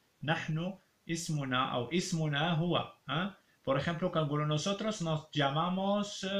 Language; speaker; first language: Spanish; non-native, fluent; Arabic